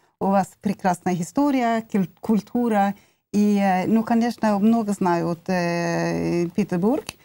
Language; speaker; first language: Russian; non-native, learner; Norwegian